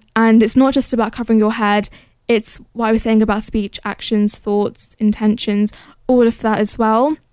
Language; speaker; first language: English; early bilingual, other home language; Arabic